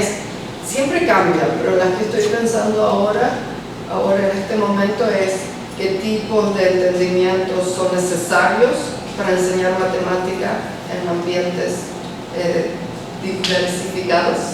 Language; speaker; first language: Spanish; early bilingual, heritage; Spanish